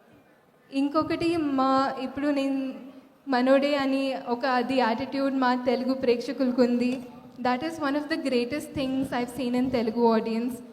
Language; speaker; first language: Telugu; non-native, local second language; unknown